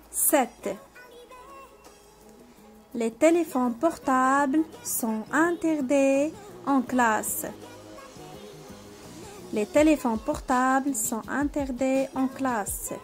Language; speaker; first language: French; non-native, local second language; Arabic